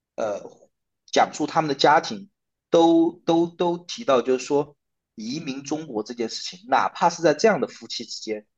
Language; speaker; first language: Chinese; native; Chinese